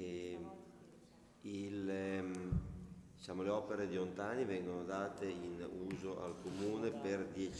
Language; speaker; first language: Italian; native; Italian